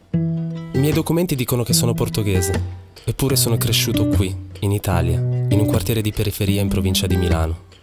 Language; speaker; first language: Italian; early bilingual, other home language; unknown